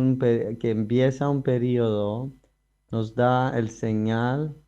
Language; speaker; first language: Spanish; non-native, fluent; Greek